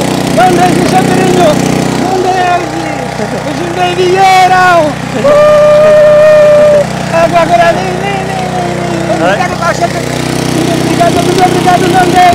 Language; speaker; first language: Portuguese; non-native, local second language; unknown